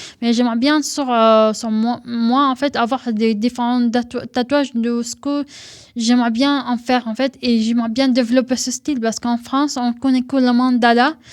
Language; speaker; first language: French; non-native, fluent; Arabic